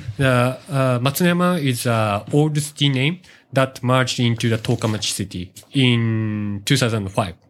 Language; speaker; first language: English; non-native, learner; Japanese